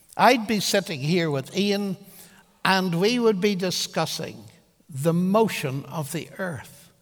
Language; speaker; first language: English; native; English